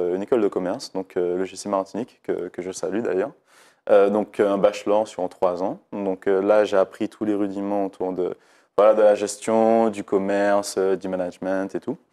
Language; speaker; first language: French; native; French